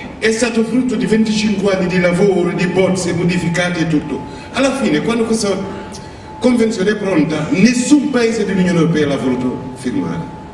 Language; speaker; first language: Italian; non-native, fluent; Wolof